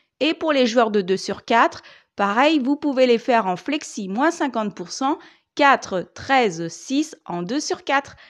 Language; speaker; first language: French; native; French